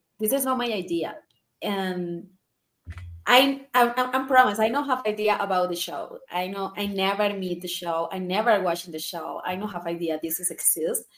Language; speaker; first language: English; non-native, learner; Spanish